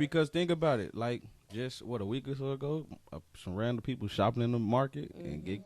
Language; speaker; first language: English; native; English